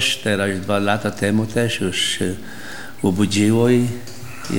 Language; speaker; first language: Polish; early bilingual, heritage; Polish